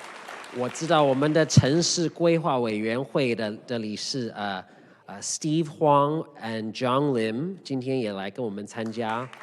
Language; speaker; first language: Chinese; early bilingual, heritage; English